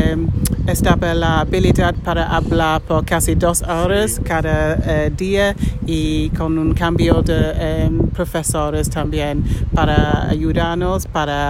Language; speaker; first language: Spanish; non-native, learner; English